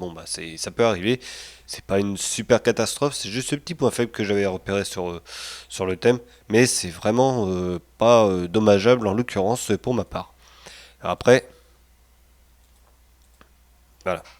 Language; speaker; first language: French; native; French